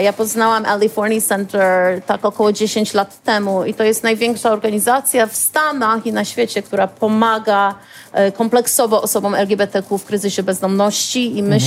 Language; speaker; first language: Polish; early bilingual, heritage; Polish